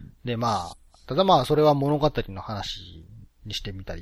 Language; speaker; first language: Japanese; native; Japanese